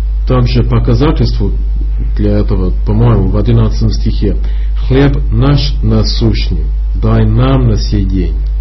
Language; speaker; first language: Russian; non-native, fluent; English